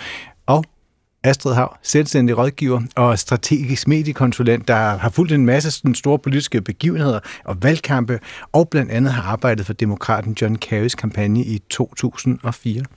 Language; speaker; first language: Danish; native; Danish